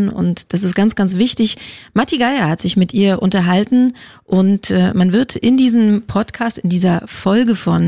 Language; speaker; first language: German; native; German